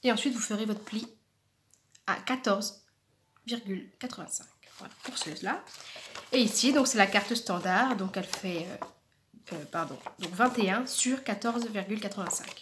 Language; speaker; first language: French; native; French